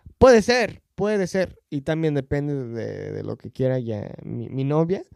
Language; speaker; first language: Spanish; non-native, fluent; English